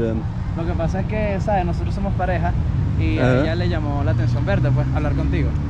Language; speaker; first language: Spanish; native; Spanish